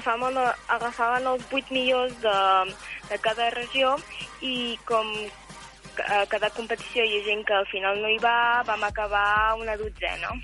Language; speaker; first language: Catalan; early bilingual, heritage; Catalan